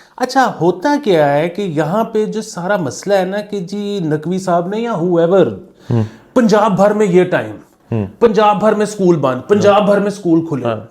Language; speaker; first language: Urdu; non-native, local second language; Punjabi